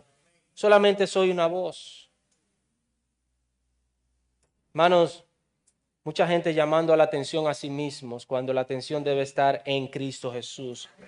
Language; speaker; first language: Spanish; native; Spanish